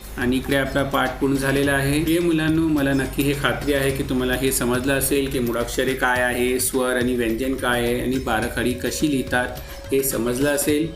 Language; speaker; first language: Marathi; non-native, local second language; Urdu